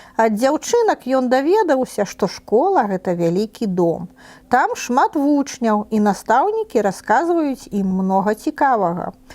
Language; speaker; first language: Belarusian; non-native, local second language; Russian